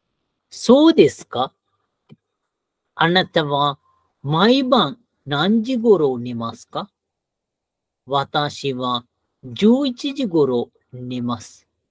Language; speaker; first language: Japanese; non-native, fluent; Sinhala